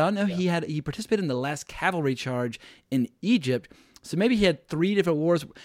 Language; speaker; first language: English; native; English